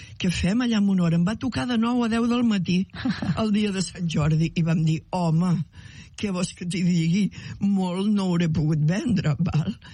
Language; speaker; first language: Catalan; native; Catalan